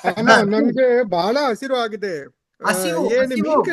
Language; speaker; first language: Kannada; non-native, learner; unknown